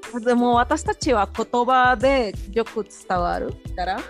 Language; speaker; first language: Japanese; non-native, fluent; Spanish